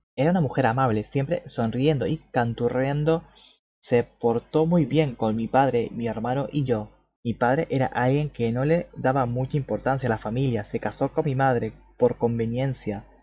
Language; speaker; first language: Spanish; native; Spanish